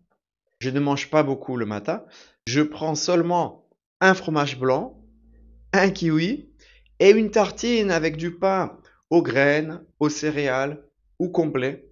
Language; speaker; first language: French; native; French